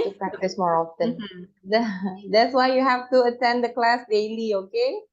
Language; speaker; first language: English; non-native, fluent; Indonesian